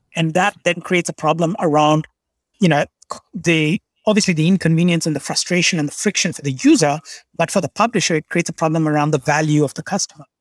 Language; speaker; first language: English; non-native, local second language; Bangla